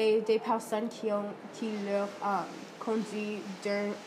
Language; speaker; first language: French; non-native, learner; English